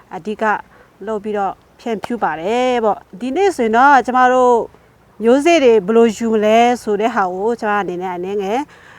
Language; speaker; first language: Burmese; non-native, local second language; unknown